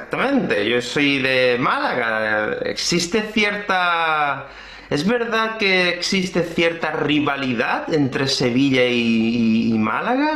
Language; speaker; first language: Spanish; native; Spanish